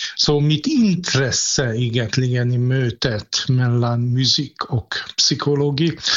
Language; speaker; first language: Swedish; non-native, fluent; Hungarian